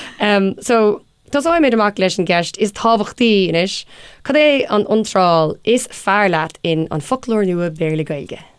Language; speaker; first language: Irish; non-native, local second language; English